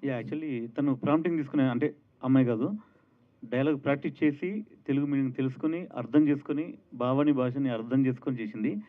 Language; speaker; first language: Telugu; native; Telugu